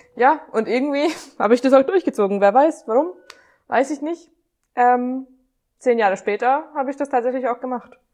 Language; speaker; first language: German; non-native, fluent; Hungarian